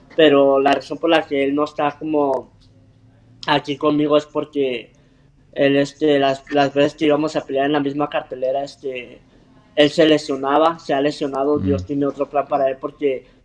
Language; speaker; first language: Spanish; early bilingual, heritage; Spanish